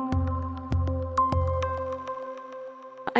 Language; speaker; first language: English; native; English